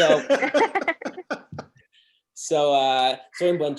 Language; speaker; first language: Spanish; non-native, learner; English